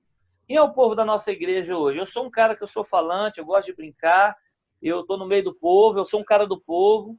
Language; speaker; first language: Portuguese; native; Portuguese